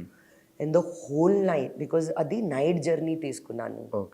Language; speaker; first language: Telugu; non-native, learner; Hindi